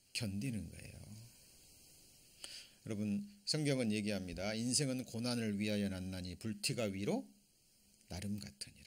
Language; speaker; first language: Korean; native; Korean